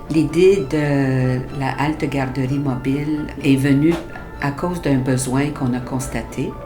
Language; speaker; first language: French; native; French